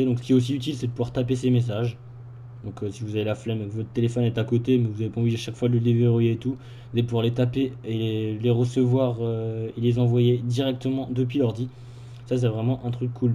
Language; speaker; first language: French; native; French